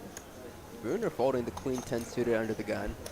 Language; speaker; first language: English; native; English